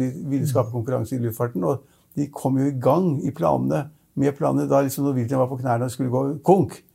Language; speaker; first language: Norwegian; native; Norwegian